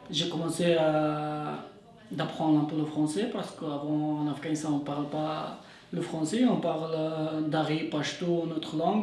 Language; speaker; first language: French; non-native, learner; Persian